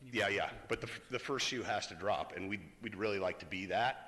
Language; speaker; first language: English; native; English